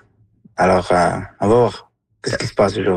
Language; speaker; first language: French; non-native, fluent; Spanish